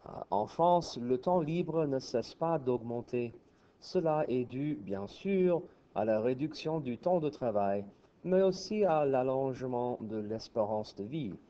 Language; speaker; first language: French; non-native, fluent; English